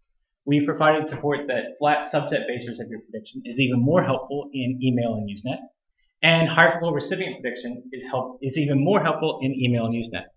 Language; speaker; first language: English; native; English